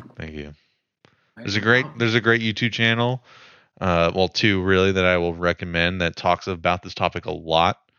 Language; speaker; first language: English; native; English